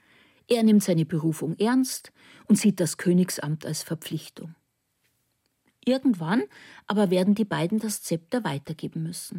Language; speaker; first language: German; native; German